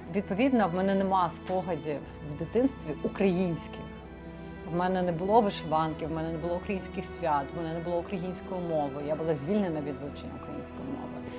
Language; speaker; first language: Ukrainian; non-native, local second language; Russian